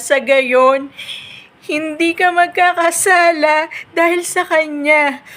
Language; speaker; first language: Filipino; native; Filipino